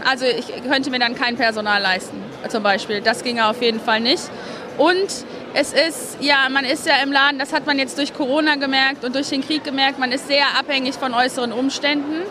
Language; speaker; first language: German; native; German